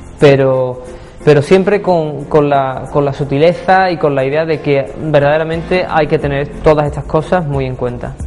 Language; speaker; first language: Spanish; native; Spanish